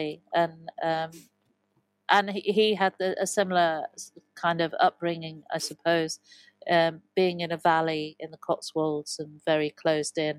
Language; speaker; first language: English; native; English